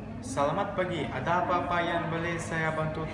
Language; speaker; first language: Malay; non-native, learner; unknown